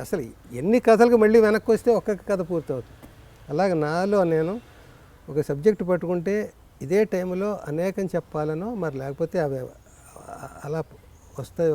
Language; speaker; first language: Telugu; native; Telugu